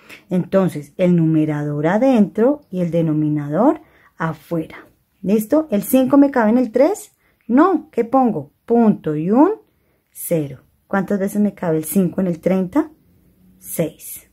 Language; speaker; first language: Spanish; native; Spanish